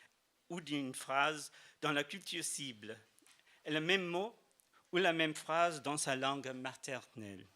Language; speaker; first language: French; non-native, fluent; English